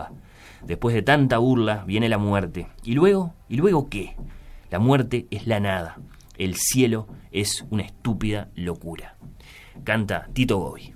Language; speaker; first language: Spanish; native; Spanish